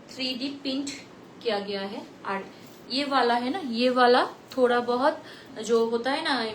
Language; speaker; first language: Hindi; non-native, local second language; Bangla